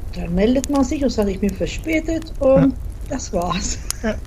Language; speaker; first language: German; non-native, fluent; Norwegian